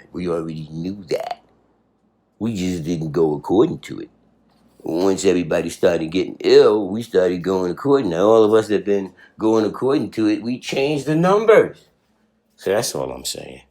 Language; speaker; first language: English; native; English